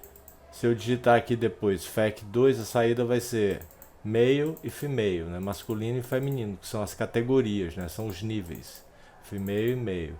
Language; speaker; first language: Portuguese; native; Portuguese